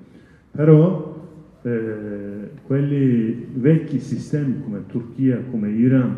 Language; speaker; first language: Italian; non-native, learner; Kurdish